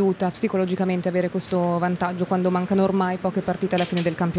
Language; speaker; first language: Italian; native; Italian